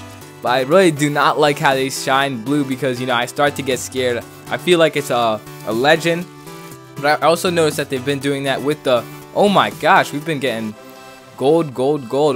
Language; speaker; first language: English; native; English